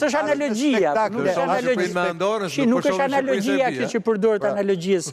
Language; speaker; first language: Albanian; native; Albanian